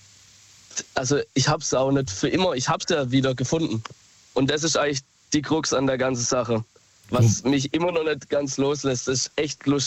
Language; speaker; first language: German; native; German